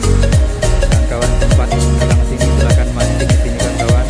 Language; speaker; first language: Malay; non-native, local second language; Minangkabau